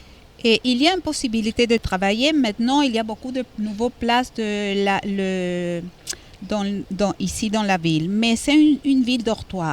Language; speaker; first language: French; non-native, fluent; Spanish